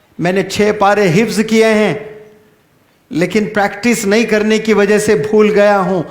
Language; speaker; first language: Urdu; native; Urdu